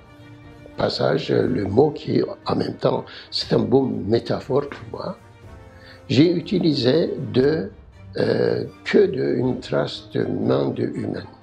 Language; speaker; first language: French; non-native, learner; Turkish